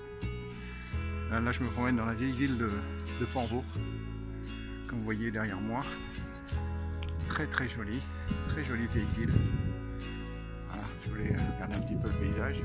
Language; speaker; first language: French; native; French